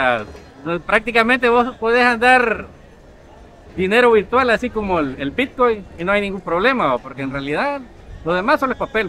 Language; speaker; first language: Spanish; native; Spanish